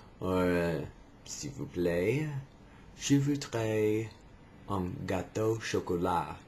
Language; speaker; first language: French; non-native, learner; English